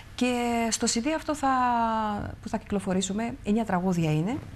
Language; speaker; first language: Greek; early bilingual, heritage; Greek